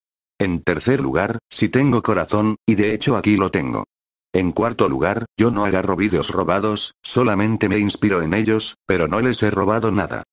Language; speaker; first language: Spanish; native; Spanish